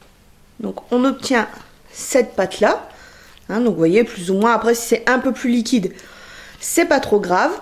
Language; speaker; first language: French; native; French